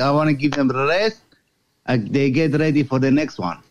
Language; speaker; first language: English; non-native, fluent; Persian